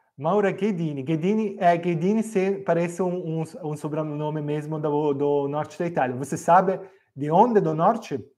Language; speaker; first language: Portuguese; non-native, fluent; Italian